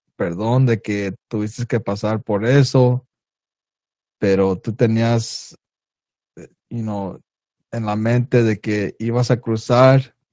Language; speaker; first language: Spanish; early bilingual, heritage; Spanish